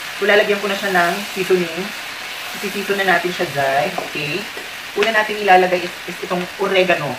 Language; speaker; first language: Filipino; non-native, local second language; Waray